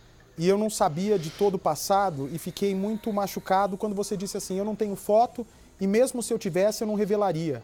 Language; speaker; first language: Portuguese; native; Portuguese